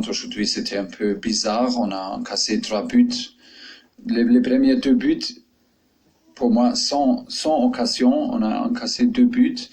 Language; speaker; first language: French; non-native, fluent; German